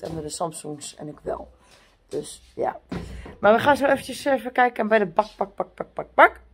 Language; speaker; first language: Dutch; native; Dutch